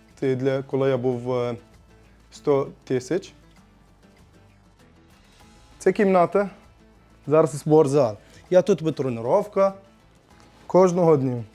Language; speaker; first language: Ukrainian; non-native, learner; Arabic